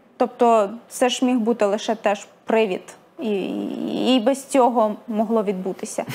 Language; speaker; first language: Ukrainian; native; Ukrainian